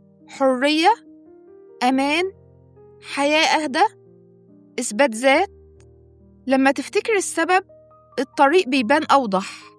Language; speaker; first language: Arabic; native; Arabic